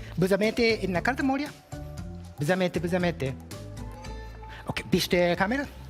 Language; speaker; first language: Bulgarian; non-native, learner; Japanese